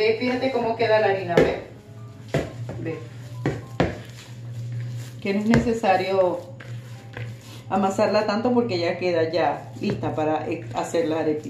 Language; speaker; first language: Spanish; native; Spanish